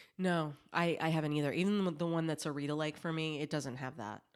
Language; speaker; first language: English; native; English